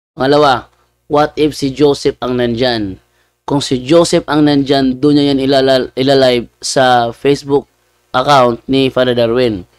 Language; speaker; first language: Filipino; native; Filipino